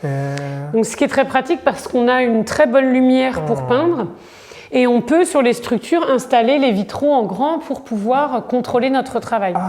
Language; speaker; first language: French; native; French